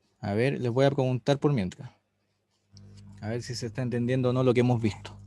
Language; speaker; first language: Spanish; native; Spanish